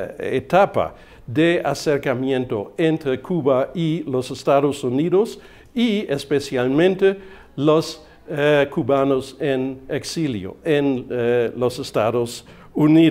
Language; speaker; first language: Spanish; non-native, fluent; German